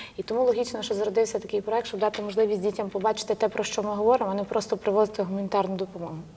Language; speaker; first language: Ukrainian; native; Ukrainian